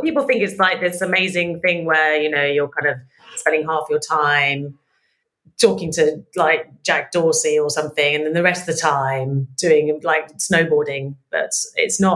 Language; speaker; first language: English; native; English